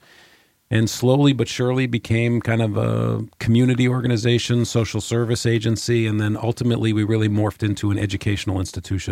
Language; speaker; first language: English; native; English